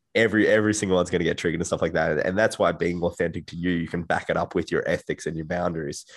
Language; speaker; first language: English; native; English